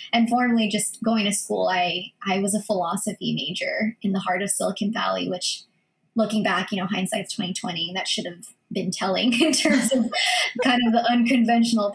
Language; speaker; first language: English; early bilingual, other home language; Filipino